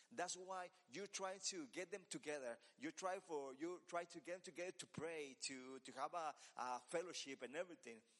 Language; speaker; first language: English; non-native, learner; Spanish